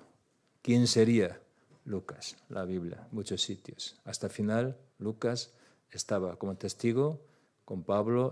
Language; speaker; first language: Spanish; non-native, learner; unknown